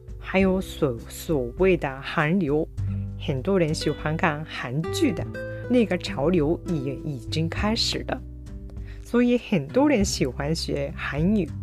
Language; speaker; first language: Chinese; non-native, fluent; Japanese